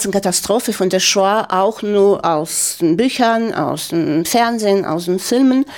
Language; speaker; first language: German; non-native, fluent; Ukrainian